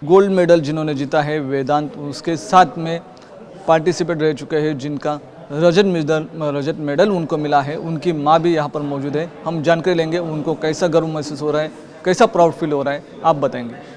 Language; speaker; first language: Hindi; native; Hindi